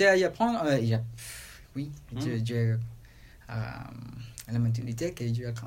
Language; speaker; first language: French; non-native, learner; Spanish